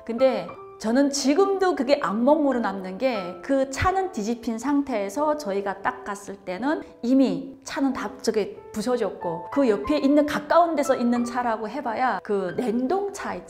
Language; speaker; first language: Korean; native; Korean